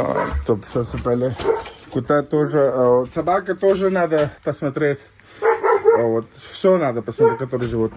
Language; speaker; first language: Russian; non-native, learner; Urdu